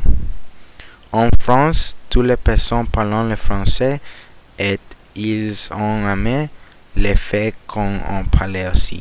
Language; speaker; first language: French; non-native, learner; Spanish